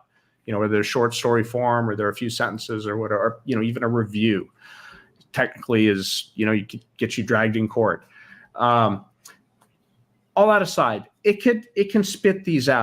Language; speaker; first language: English; native; English